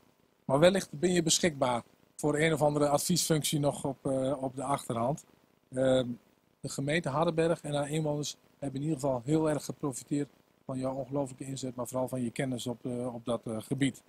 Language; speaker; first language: Dutch; native; Dutch